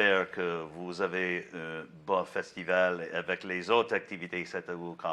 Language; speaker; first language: French; non-native, learner; English